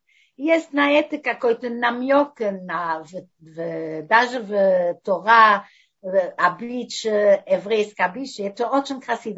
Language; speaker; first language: Russian; non-native, fluent; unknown